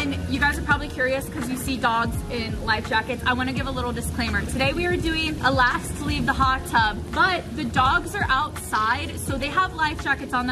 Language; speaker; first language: English; native; English